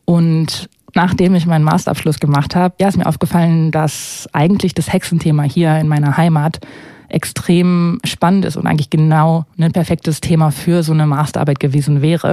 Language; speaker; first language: German; native; German